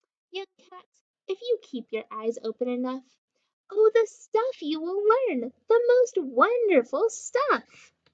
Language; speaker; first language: English; native; English